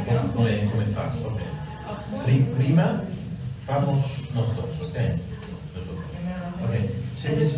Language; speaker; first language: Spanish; non-native, learner; Italian